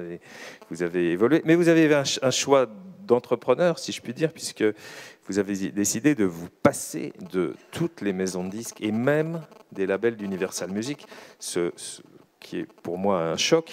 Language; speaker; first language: French; native; French